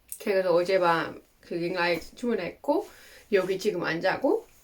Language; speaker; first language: Korean; non-native, fluent; Dutch